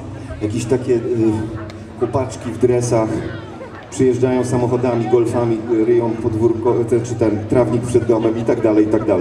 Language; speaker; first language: Polish; native; Polish